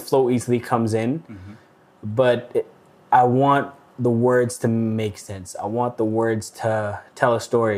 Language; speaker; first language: English; non-native, local second language; Filipino